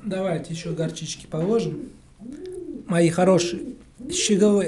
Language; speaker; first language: Russian; native; Russian